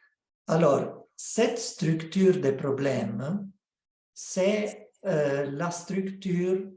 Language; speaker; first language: French; non-native, fluent; Italian